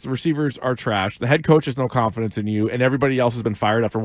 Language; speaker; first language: English; native; English